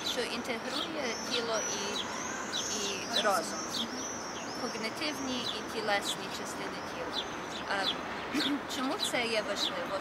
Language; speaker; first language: Ukrainian; early bilingual, heritage; Ukrainian